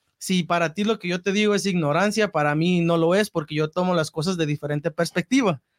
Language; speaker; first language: Spanish; early bilingual, heritage; Spanish